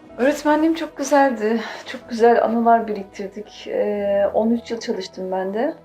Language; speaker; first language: Turkish; native; Turkish